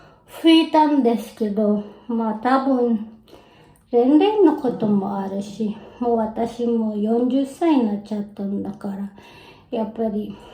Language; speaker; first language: Japanese; non-native, learner; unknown